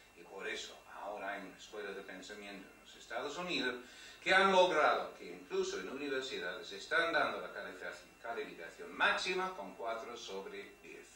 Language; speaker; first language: Spanish; non-native, fluent; English